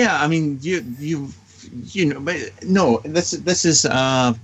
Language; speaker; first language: English; native; English